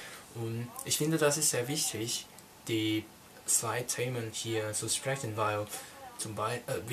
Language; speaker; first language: German; non-native, learner; Cantonese